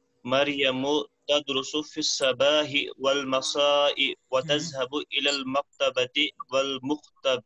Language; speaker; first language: Arabic; non-native, learner; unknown